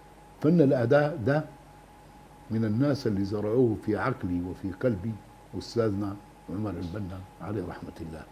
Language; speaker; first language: Arabic; native; Arabic